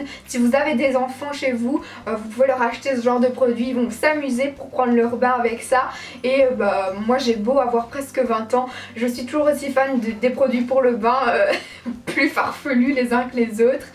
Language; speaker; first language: French; native; French